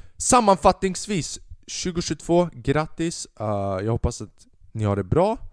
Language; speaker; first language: Swedish; early bilingual, other home language; Albanian